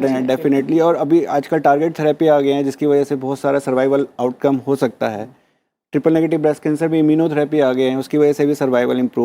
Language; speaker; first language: Hindi; native; Hindi